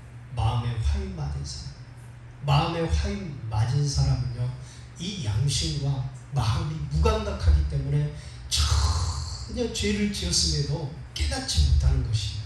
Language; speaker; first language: Korean; native; Korean